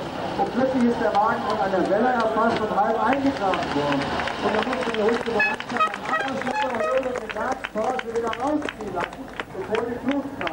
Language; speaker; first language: German; native; German